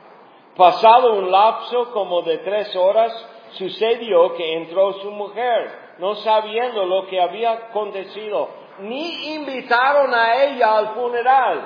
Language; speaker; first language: Spanish; non-native, fluent; English